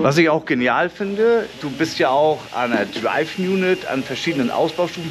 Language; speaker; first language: German; native; German